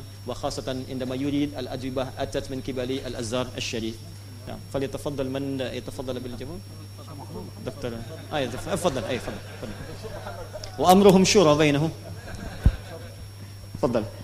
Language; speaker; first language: Arabic; non-native, fluent; Indonesian